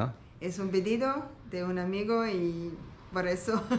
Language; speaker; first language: Spanish; non-native, learner; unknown